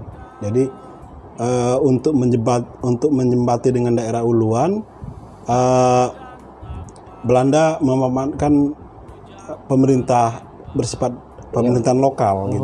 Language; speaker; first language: Indonesian; native; Indonesian